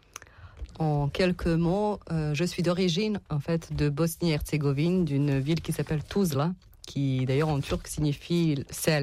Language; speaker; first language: French; non-native, fluent; Serbian